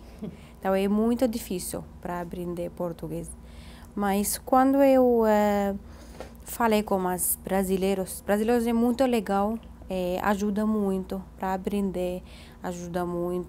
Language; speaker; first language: Portuguese; non-native, learner; Arabic